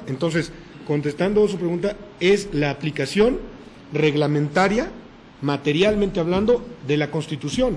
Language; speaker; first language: Spanish; native; Spanish